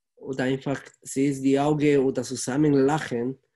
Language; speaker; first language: German; non-native, fluent; Spanish